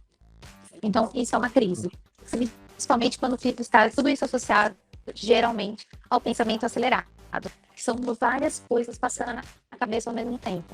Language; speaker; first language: Portuguese; native; Portuguese